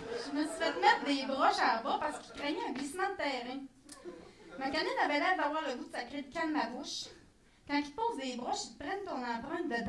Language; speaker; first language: French; native; French